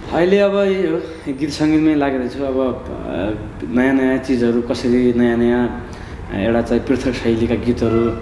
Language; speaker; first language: Nepali; native; Nepali